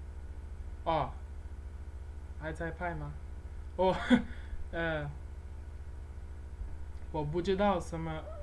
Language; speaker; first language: Chinese; non-native, learner; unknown